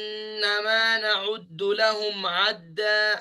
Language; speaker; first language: Arabic; non-native, fluent; Indonesian